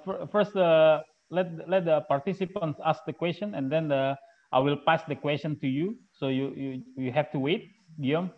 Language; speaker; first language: English; non-native, fluent; Indonesian